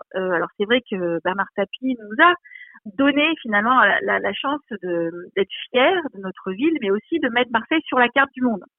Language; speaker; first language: French; native; French